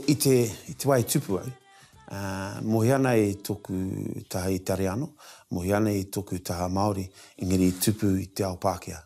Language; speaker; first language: Māori; non-native, local second language; English